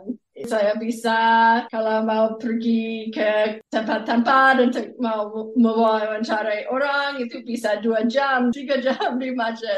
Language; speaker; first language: Indonesian; non-native, fluent; English